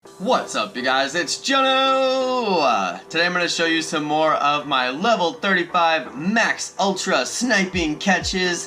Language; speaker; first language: English; native; English